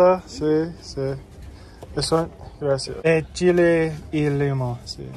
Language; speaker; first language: Spanish; non-native, learner; English